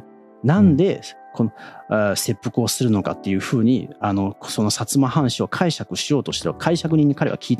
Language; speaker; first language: Japanese; native; Japanese